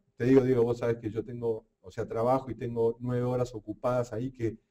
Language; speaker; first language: Spanish; native; Spanish